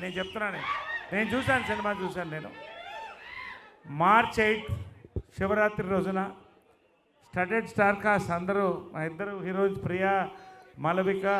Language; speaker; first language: Telugu; native; Telugu